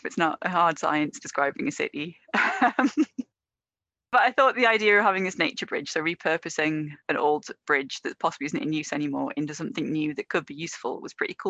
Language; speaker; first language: English; native; English